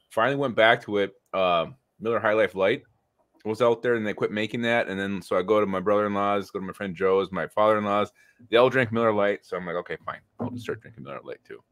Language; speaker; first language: English; native; English